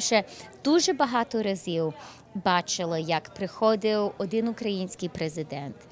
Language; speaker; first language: Ukrainian; early bilingual, heritage; Ukrainian